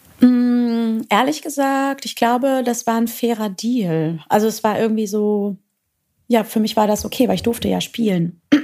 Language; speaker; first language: German; early bilingual, other home language; Portuguese